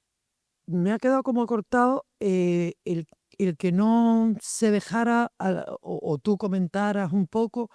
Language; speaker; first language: Spanish; native; Spanish